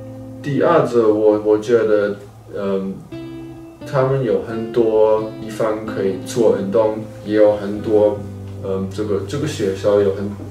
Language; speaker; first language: Chinese; non-native, fluent; German